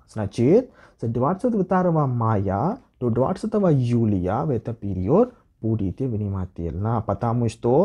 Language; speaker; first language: Russian; non-native, learner; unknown